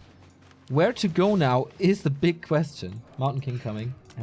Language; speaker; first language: English; non-native, fluent; German